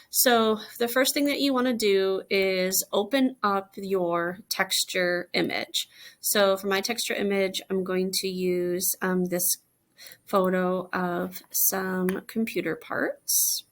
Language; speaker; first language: English; native; English